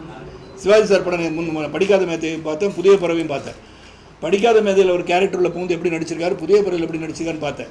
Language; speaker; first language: Tamil; native; Tamil